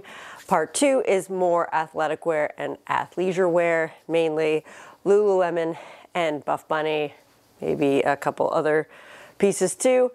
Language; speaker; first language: English; native; English